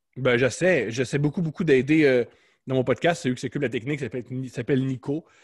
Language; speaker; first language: French; native; French